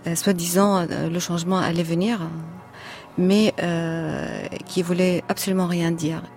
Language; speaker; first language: French; non-native, fluent; Arabic